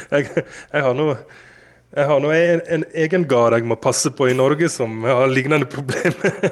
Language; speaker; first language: Norwegian; native; Norwegian